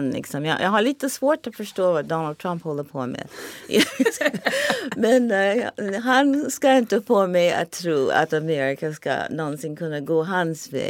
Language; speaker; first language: Swedish; non-native, fluent; English